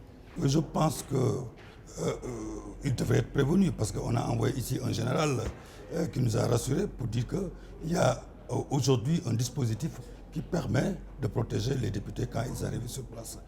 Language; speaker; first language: French; non-native, local second language; Wolof